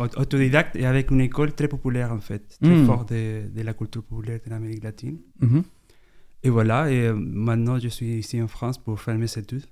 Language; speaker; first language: French; non-native, fluent; Spanish